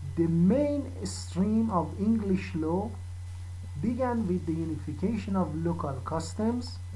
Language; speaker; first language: English; non-native, fluent; Persian